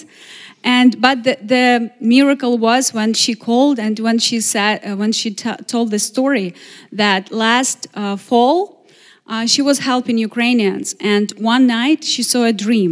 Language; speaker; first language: English; non-native, fluent; Ukrainian